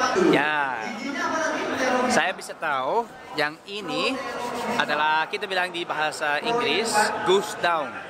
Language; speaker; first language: Indonesian; non-native, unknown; English